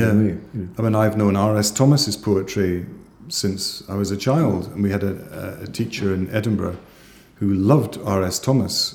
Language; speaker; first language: English; native; English